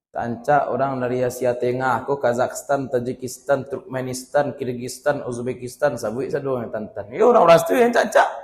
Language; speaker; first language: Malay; non-native, local second language; Minangkabau